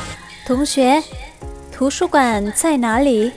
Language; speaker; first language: Chinese; non-native, learner; Vietnamese